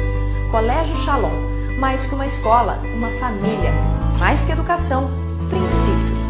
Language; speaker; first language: Portuguese; native; Portuguese